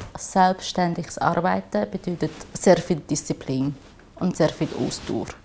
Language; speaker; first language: German; non-native, fluent; Chinese